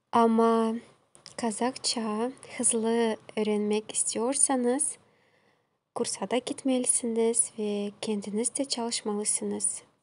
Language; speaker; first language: Turkish; non-native, learner; Kazakh